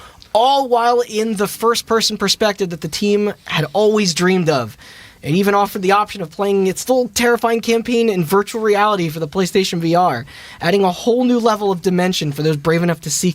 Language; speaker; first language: English; native; English